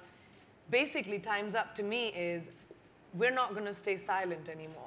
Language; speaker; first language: English; non-native, local second language; Hindi